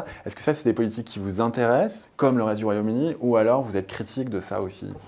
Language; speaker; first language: French; native; French